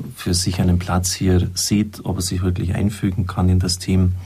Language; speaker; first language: German; native; German